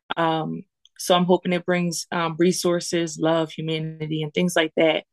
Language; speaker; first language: English; native; English